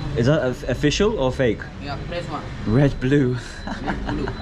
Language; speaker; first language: English; native; English